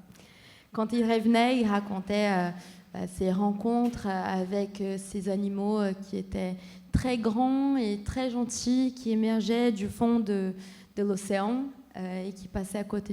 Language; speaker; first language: French; non-native, fluent; Portuguese